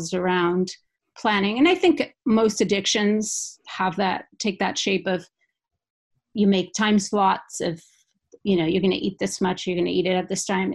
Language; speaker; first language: English; non-native, fluent; Spanish